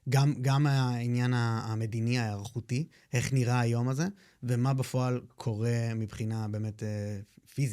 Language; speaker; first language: Hebrew; native; Hebrew